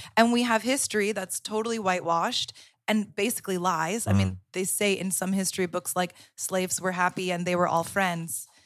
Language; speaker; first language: English; native; English